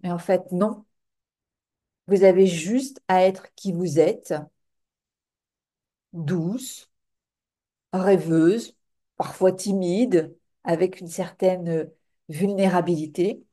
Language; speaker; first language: French; native; French